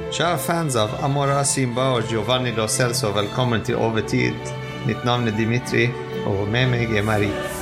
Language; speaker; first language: Norwegian; non-native, fluent; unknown